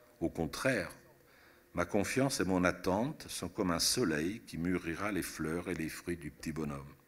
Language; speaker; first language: French; early bilingual, other home language; Italian